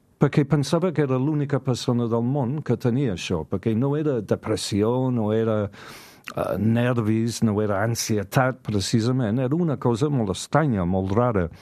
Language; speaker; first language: Catalan; non-native, fluent; English